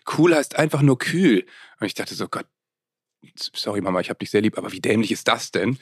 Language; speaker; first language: German; native; German